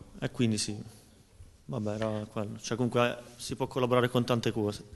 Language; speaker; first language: Italian; native; Italian